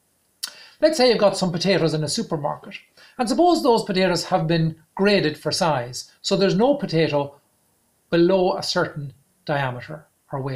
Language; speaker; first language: English; native; English